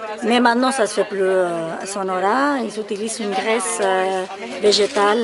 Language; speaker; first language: French; non-native, fluent; Spanish